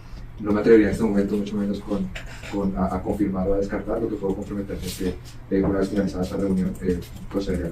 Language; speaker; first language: Spanish; native; Spanish